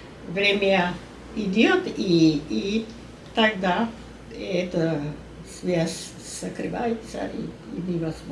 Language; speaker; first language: Russian; non-native, learner; Spanish